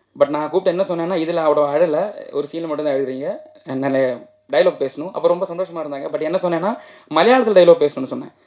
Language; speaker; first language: Tamil; non-native, local second language; Malayalam